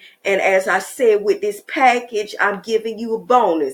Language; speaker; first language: English; native; English